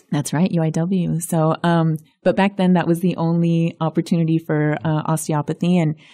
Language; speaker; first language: English; early bilingual, other home language; Spanish